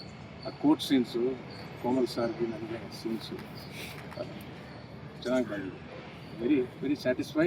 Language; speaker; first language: Kannada; non-native, learner; Telugu